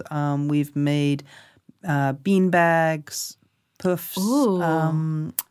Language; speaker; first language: English; native; English